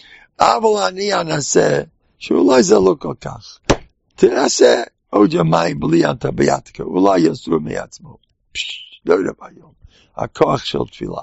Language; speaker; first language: Hebrew; non-native, fluent; English